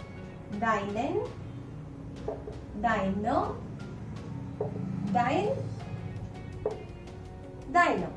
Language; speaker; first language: German; non-native, fluent; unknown